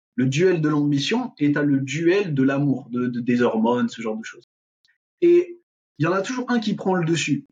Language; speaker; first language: French; non-native, local second language; Arabic